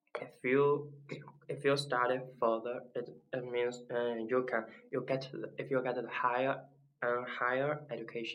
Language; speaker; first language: English; non-native, learner; Chinese